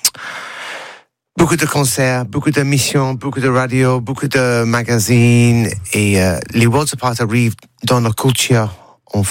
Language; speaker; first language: French; non-native, learner; English